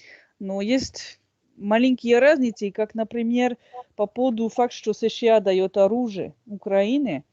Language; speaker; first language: Russian; non-native, fluent; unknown